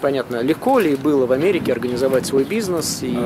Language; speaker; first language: Russian; native; Russian